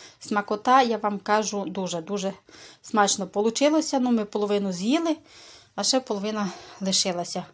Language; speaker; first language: Ukrainian; native; Ukrainian